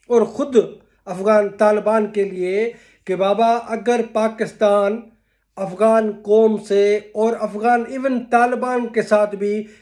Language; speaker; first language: Urdu; non-native, local second language; Sindhi